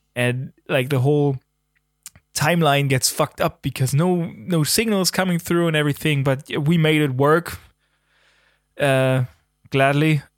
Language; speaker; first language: English; non-native, fluent; German